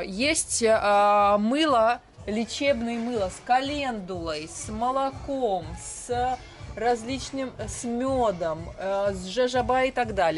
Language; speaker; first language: Russian; native; Russian